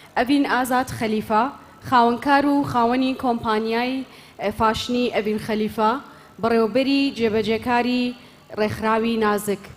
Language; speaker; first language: Central Kurdish; native; Central Kurdish